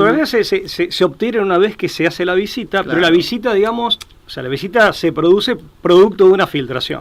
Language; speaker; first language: Spanish; native; Spanish